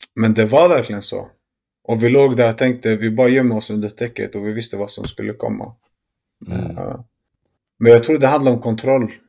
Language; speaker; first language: Swedish; early bilingual, other home language; Arabic